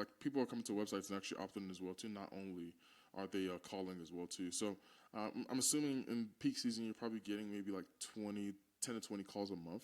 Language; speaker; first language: English; native; English